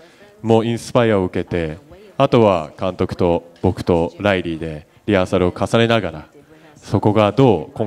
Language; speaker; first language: Japanese; native; Japanese